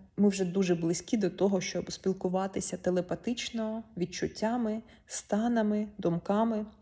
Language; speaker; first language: Ukrainian; non-native, local second language; Russian